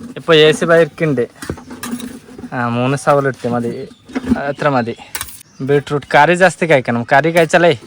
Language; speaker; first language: Malayalam; native; Malayalam